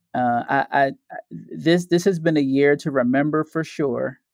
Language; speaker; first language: English; native; English